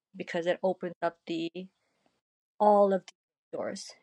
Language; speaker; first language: English; early bilingual, other home language; Korean